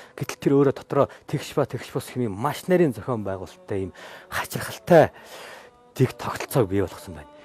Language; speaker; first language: Mongolian; native; Mongolian